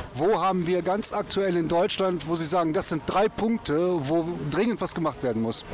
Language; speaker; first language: German; native; German